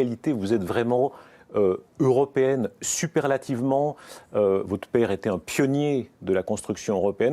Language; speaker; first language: French; native; French